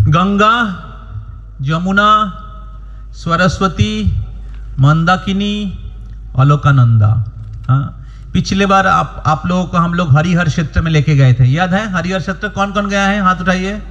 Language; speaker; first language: Hindi; non-native, local second language; Bangla